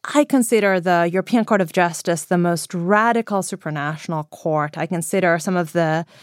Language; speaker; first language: English; non-native, fluent; Greek